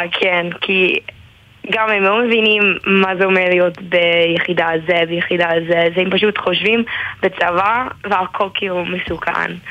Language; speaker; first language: Hebrew; non-native, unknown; English